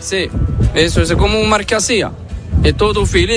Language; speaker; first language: Spanish; non-native, learner; Arabic